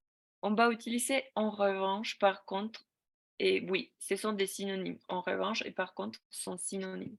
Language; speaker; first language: French; non-native, fluent; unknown